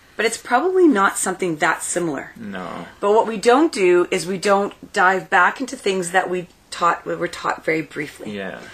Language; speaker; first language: English; native; English